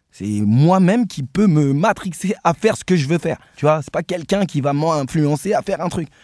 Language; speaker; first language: French; native; French